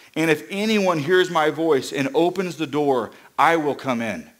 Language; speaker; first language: English; native; English